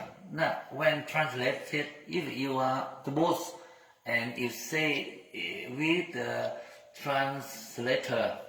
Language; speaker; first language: English; non-native, learner; Vietnamese